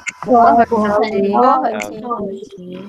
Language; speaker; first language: Chinese; non-native, learner; Indonesian